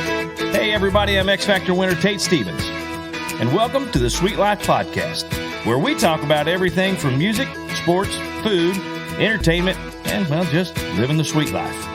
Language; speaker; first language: English; native; English